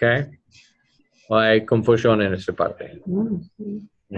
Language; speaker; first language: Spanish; non-native, learner; English